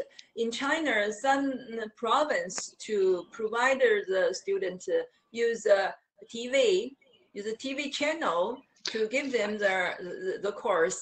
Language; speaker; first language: English; non-native, learner; Chinese